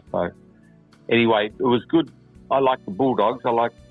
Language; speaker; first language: English; native; English